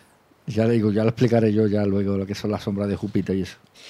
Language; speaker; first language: Spanish; native; Spanish